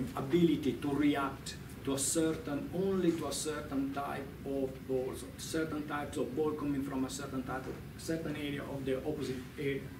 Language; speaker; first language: English; non-native, fluent; Italian